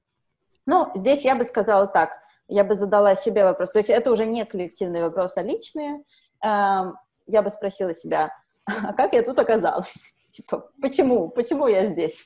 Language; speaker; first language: Russian; native; Russian